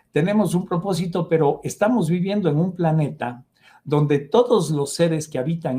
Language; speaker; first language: Spanish; native; Spanish